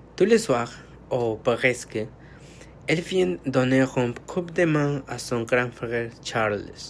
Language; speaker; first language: French; non-native, learner; Spanish